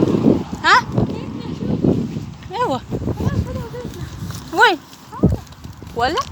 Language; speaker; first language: Arabic; non-native, learner; Oromo